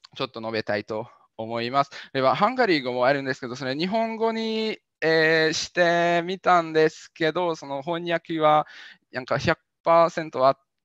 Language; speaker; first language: Japanese; non-native, fluent; Hungarian